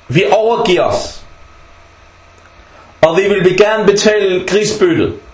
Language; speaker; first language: Danish; early bilingual, other home language; Arabic